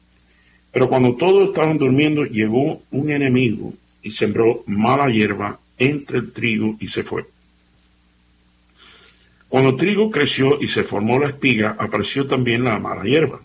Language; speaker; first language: Spanish; native; Spanish